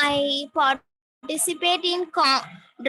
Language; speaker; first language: English; non-native, learner; Tamil